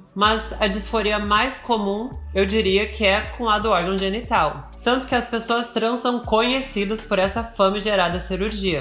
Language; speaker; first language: Portuguese; native; Portuguese